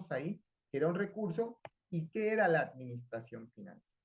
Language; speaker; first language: Spanish; native; Spanish